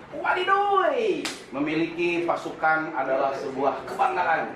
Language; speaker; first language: Indonesian; native; Indonesian